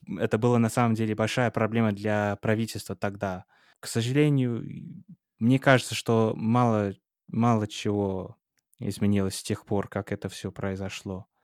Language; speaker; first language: Russian; non-native, fluent; English